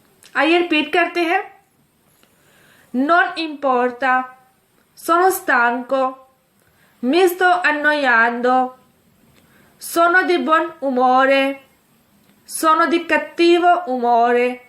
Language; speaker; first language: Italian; non-native, fluent; Urdu